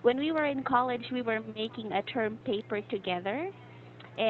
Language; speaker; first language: English; non-native, fluent; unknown